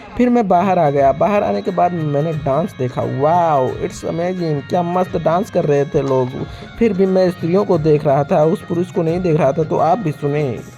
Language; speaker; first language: Hindi; native; Hindi